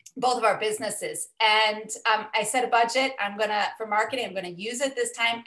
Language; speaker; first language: English; native; English